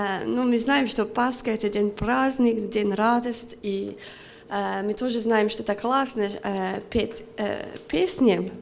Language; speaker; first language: Russian; non-native, local second language; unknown